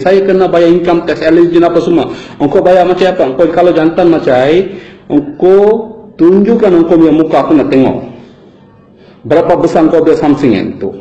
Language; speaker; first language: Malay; non-native, fluent; Bangla